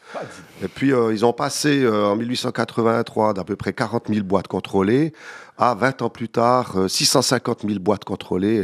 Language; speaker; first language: French; native; French